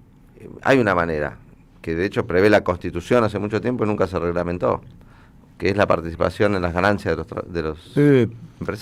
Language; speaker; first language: Spanish; native; Spanish